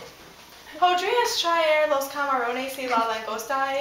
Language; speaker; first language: Spanish; non-native, learner; English